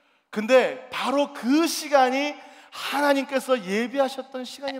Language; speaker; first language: Korean; native; Korean